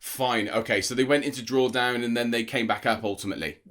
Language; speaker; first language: English; native; English